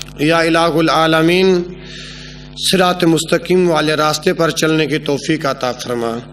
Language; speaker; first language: Urdu; non-native, local second language; Pashto